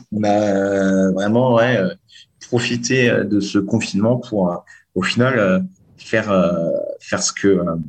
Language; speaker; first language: French; native; French